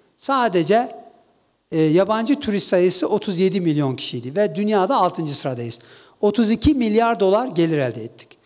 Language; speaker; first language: Turkish; non-native, local second language; Kurdish